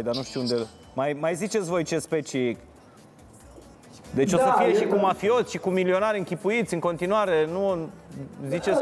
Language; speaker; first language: Romanian; native; Romanian